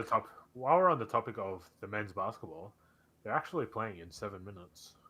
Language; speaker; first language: English; native; English